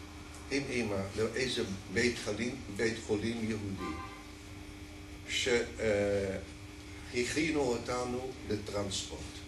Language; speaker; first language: Hebrew; non-native, fluent; Dutch